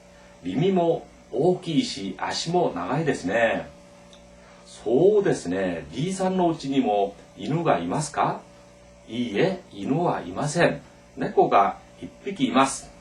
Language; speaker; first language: Japanese; non-native, fluent; Korean